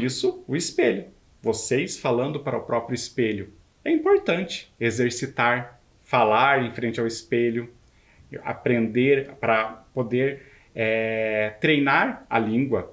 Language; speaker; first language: Portuguese; native; Portuguese